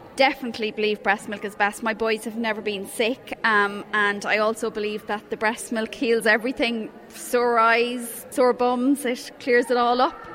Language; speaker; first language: English; native; English